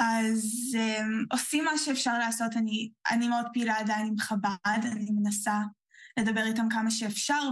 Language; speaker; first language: Hebrew; early bilingual, heritage; Hebrew